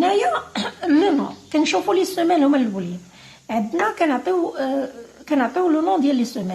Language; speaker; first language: Arabic; native; Arabic